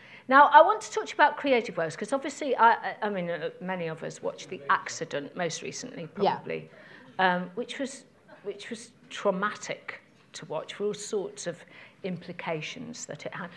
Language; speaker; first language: English; native; English